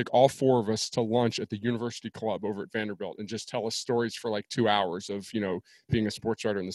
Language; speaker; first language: English; native; English